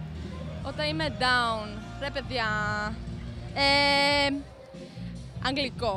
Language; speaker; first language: Greek; early bilingual, heritage; English